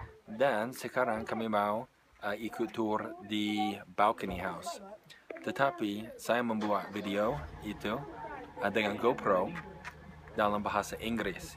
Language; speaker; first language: Indonesian; non-native, fluent; English